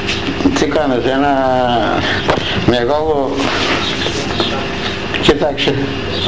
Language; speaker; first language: Greek; non-native, local second language; Turkish